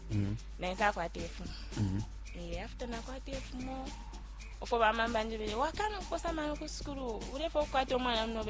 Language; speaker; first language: English; non-native, local second language; Bemba